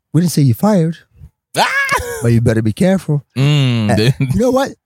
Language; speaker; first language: English; non-native, fluent; Swedish